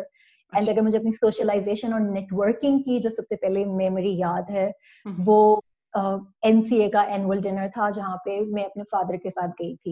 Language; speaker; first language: English; non-native, local second language; Urdu